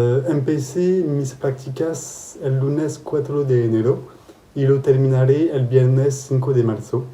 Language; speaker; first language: Spanish; non-native, fluent; French